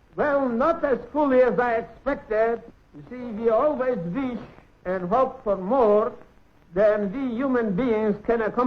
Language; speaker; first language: English; non-native, fluent; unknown